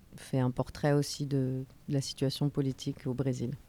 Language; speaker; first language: French; native; French